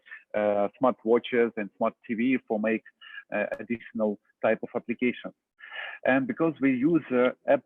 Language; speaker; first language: English; non-native, fluent; Russian